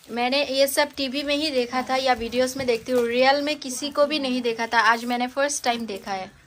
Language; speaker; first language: Hindi; non-native, local second language; Bangla